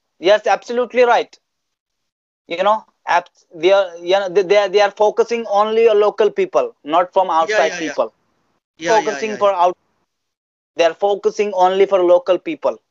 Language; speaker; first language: English; non-native, fluent; Bangla